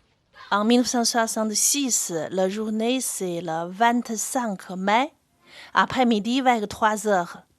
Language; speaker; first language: French; non-native, fluent; Chinese